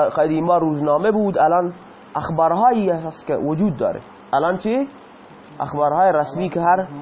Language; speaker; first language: Persian; native; Persian